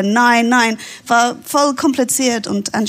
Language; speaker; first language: German; non-native, fluent; English